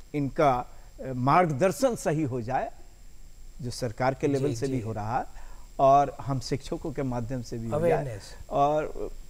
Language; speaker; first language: Hindi; native; Hindi